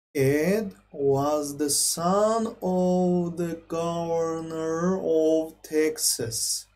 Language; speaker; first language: English; non-native, fluent; Azerbaijani